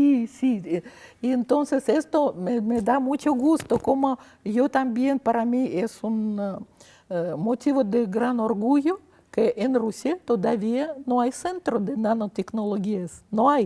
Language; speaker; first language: Spanish; non-native, fluent; Russian